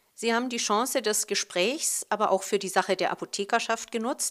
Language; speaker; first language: German; native; German